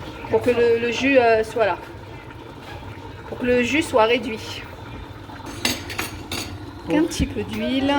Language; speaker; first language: French; native; French